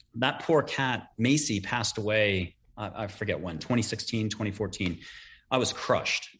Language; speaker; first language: English; native; English